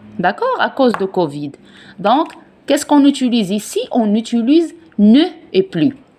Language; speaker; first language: French; non-native, local second language; Arabic